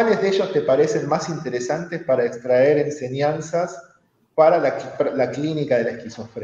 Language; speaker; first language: Spanish; native; Spanish